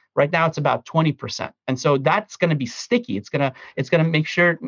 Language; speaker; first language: English; early bilingual, other home language; Russian